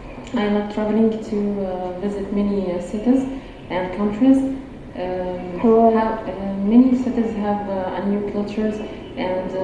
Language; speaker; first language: English; non-native, learner; Arabic